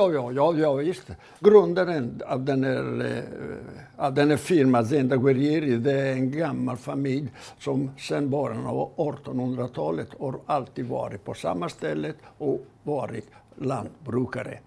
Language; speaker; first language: Swedish; non-native, fluent; Italian